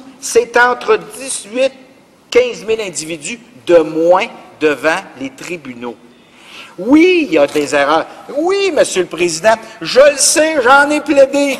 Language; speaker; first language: French; native; French